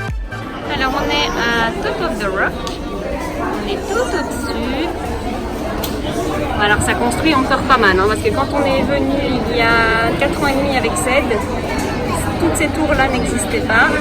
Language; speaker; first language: French; native; French